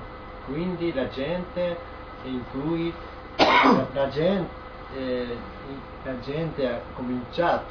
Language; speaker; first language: Italian; non-native, learner; Japanese